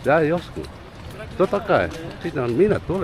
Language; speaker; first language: Finnish; non-native, learner; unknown